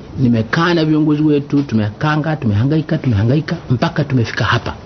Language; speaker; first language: Swahili; non-native, local second language; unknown